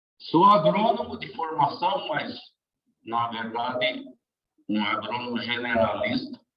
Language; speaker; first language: Portuguese; native; Portuguese